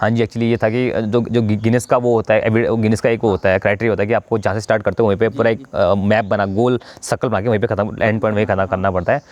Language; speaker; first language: Hindi; native; Hindi